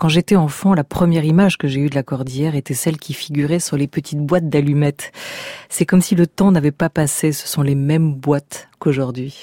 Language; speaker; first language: French; native; French